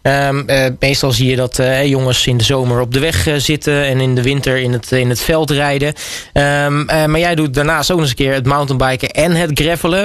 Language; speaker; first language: Dutch; native; Dutch